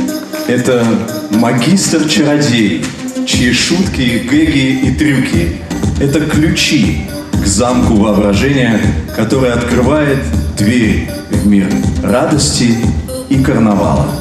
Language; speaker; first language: Russian; native; Russian